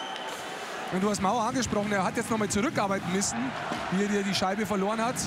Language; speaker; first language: German; native; German